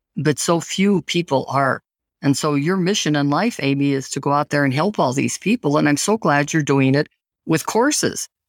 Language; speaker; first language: English; native; English